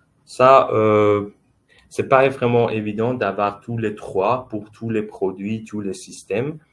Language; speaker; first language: French; non-native, fluent; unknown